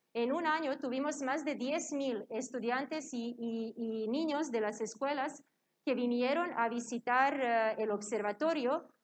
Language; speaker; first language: Spanish; non-native, fluent; Serbian